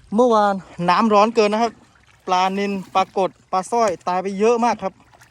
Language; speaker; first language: Thai; native; Thai